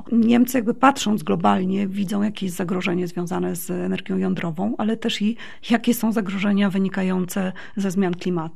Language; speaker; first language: Polish; native; Polish